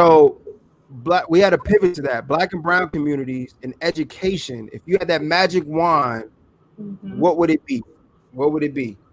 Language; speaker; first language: English; native; English